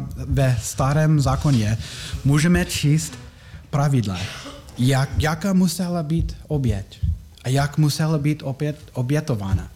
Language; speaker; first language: Czech; non-native, learner; English